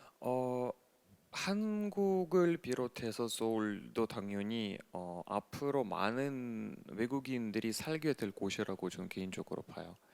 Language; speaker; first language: Korean; non-native, fluent; Russian